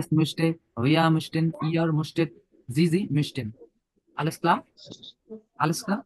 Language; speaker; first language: German; non-native, learner; Bangla